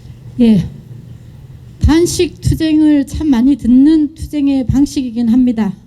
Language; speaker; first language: Korean; native; Korean